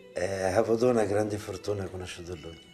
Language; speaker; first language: Italian; non-native, learner; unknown